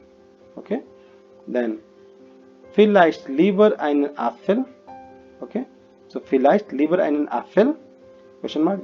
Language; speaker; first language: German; non-native, fluent; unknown